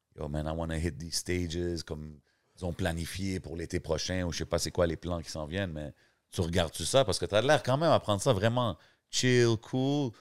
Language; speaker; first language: French; native; French